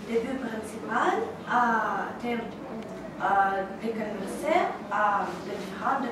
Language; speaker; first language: French; non-native, learner; Russian